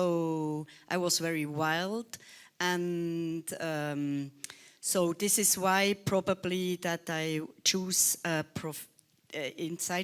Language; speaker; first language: English; non-native, learner; Swiss German